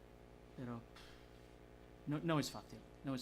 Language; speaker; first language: Spanish; non-native, fluent; English